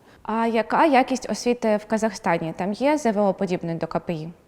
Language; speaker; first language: Ukrainian; native; Ukrainian